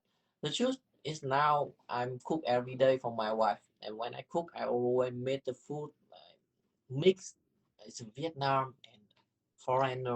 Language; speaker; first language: English; non-native, learner; Vietnamese